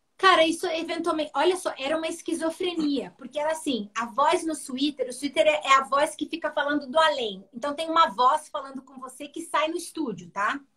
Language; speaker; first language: Portuguese; early bilingual, heritage; Portuguese